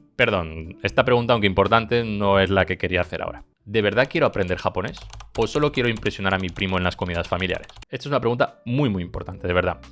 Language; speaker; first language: Spanish; early bilingual, other home language; Bulgarian